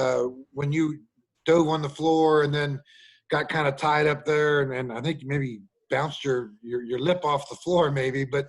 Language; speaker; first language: English; native; English